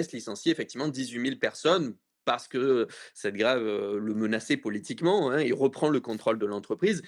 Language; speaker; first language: French; native; French